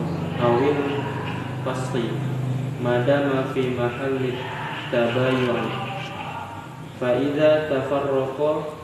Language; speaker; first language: Arabic; non-native, learner; Indonesian